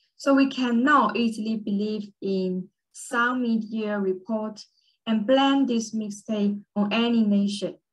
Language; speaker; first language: English; early bilingual, other home language; Chinese